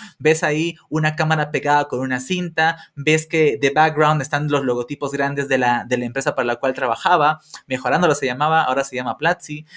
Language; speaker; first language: Spanish; native; Spanish